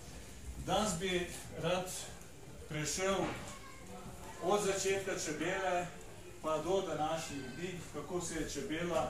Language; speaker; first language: Slovenian; native; Slovenian